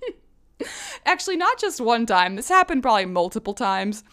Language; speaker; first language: English; early bilingual, other home language; Czech